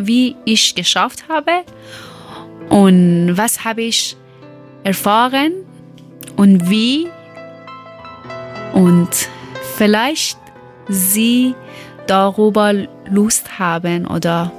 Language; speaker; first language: German; non-native, learner; Persian